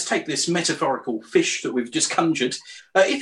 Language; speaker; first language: English; native; English